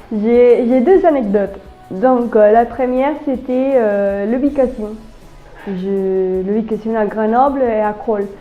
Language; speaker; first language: French; non-native, learner; Spanish